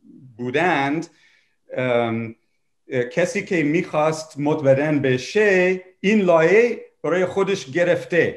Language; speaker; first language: Persian; non-native, fluent; English